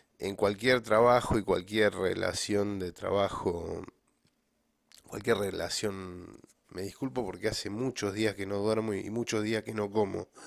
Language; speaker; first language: Spanish; native; Spanish